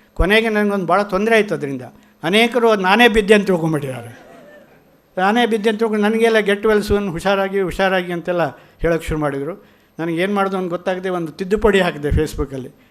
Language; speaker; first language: Kannada; native; Kannada